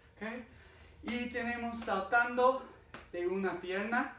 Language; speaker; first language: Spanish; non-native, fluent; English